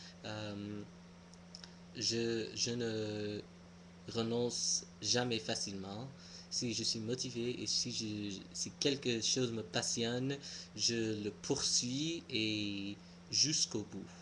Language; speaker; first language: French; non-native, fluent; English